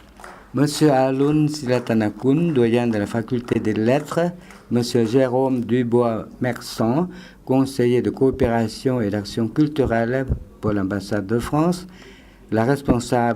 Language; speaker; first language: French; non-native, fluent; Lao